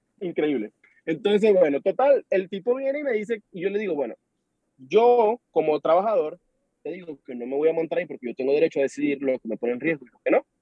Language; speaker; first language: Spanish; native; Spanish